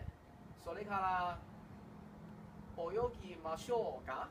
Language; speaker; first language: Japanese; non-native, learner; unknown